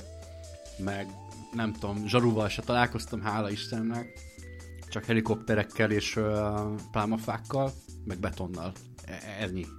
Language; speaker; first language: Hungarian; native; Hungarian